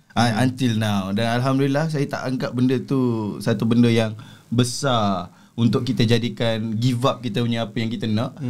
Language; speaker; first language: Malay; native; Malay